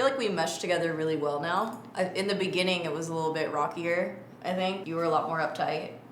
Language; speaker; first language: English; native; English